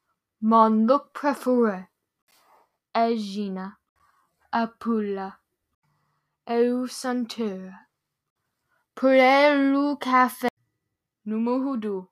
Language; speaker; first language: French; non-native, learner; English